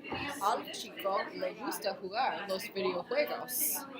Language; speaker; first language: Spanish; non-native, learner; English